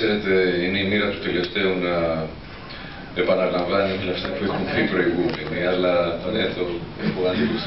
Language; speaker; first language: Greek; native; Greek